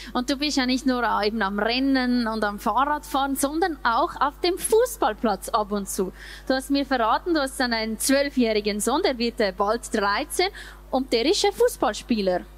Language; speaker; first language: German; native; German